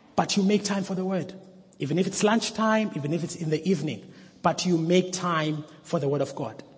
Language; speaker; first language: English; non-native, local second language; Xhosa